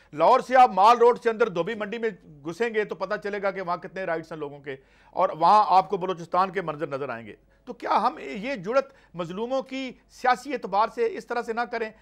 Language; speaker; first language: Urdu; non-native, local second language; Punjabi